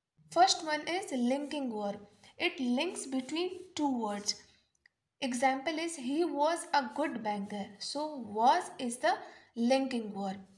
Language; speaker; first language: English; non-native, local second language; Urdu